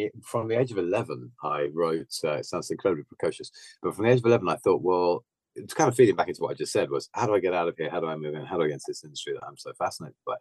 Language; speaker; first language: English; native; English